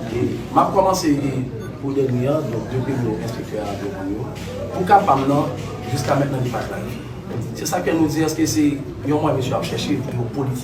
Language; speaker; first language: Haitian Creole; native; Haitian Creole